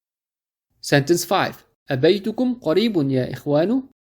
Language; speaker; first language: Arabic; non-native, fluent; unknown